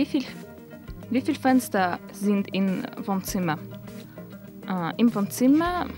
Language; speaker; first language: German; non-native, learner; Russian